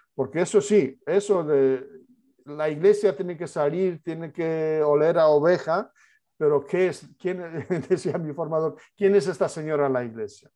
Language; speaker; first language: Spanish; non-native, fluent; Polish